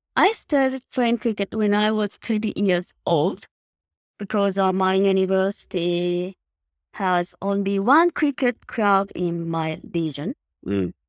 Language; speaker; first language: English; non-native, learner; Japanese